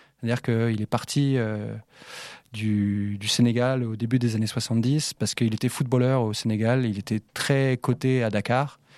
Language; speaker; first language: French; native; French